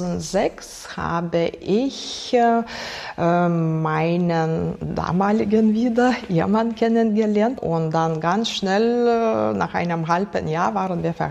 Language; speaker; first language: German; non-native, fluent; Lithuanian